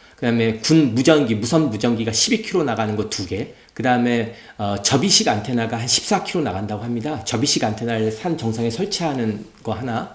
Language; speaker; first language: Korean; native; Korean